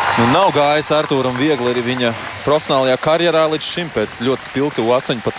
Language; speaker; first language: Latvian; native; Latvian